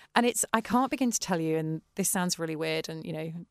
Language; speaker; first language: English; native; English